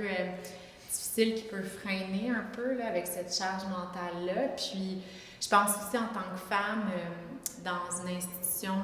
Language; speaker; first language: French; native; French